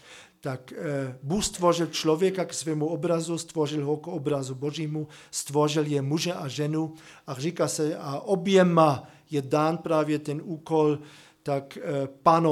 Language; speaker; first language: Czech; non-native, fluent; German